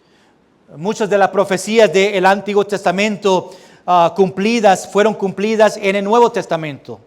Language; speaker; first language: Spanish; early bilingual, heritage; Spanish